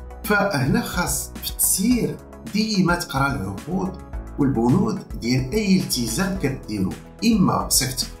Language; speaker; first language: Arabic; native; Arabic